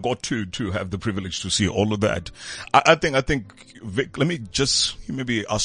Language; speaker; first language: English; non-native, local second language; Tswana